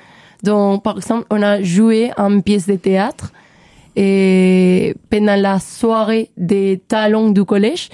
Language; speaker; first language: French; non-native, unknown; Spanish